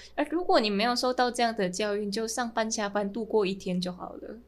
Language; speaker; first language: Chinese; non-native, fluent; Min Nan Chinese